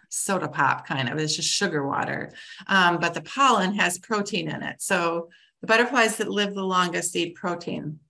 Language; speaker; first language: English; native; English